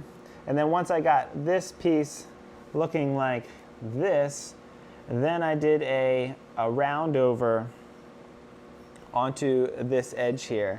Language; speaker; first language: English; native; English